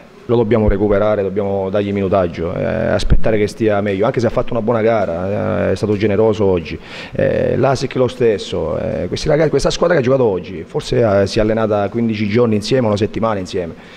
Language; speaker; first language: Italian; native; Italian